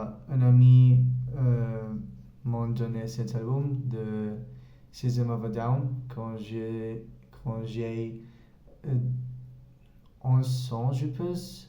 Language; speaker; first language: French; non-native, learner; Spanish